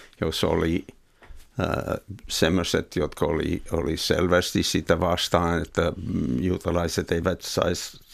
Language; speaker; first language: Finnish; non-native, fluent; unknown